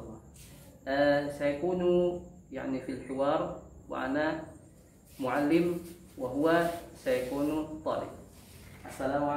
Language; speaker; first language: Arabic; non-native, fluent; Indonesian